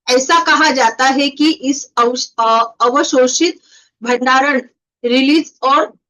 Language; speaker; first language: Hindi; non-native, local second language; Marathi